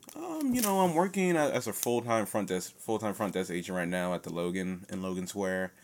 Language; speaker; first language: English; native; English